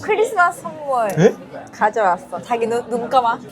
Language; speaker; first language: Korean; non-native, learner; Japanese